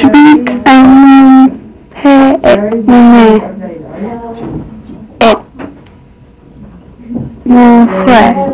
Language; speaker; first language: French; non-native, learner; English